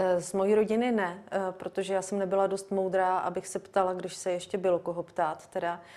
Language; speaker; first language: Czech; native; Czech